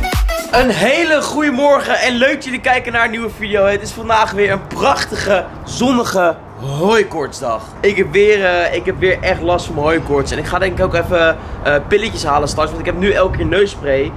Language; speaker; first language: Dutch; native; Dutch